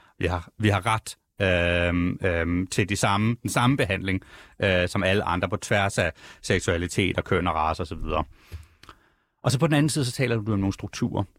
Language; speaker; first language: Danish; native; Danish